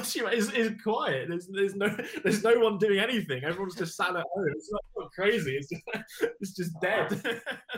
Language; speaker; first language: English; native; English